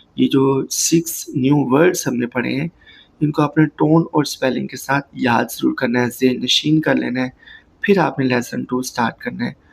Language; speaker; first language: Urdu; native; Urdu